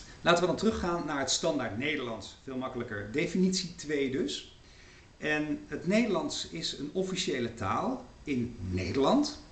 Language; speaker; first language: Dutch; native; Dutch